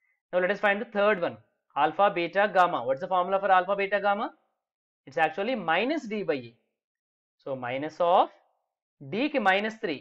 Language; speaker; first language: English; non-native, local second language; Telugu